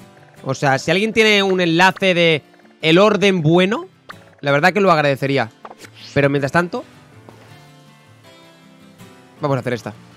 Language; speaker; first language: Spanish; native; Spanish